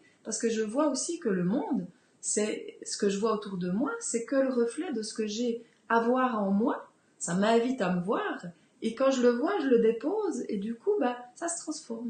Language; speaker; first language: French; native; French